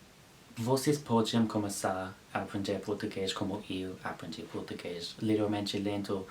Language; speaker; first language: Portuguese; non-native, learner; English